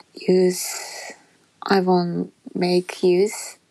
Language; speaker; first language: English; non-native, learner; Japanese